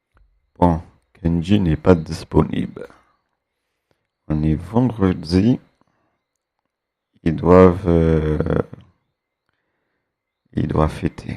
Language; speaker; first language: French; native; French